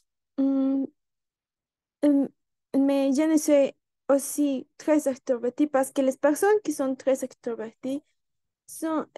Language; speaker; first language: French; non-native, learner; Spanish